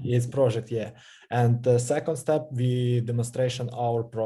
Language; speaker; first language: English; non-native, learner; Russian